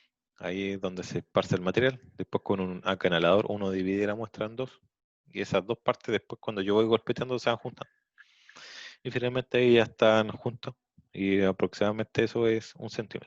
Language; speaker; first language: Spanish; native; Spanish